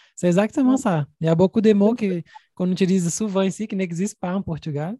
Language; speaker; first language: French; non-native, fluent; Portuguese